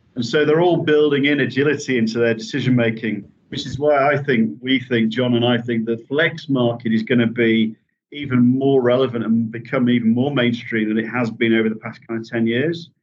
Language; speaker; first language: English; native; English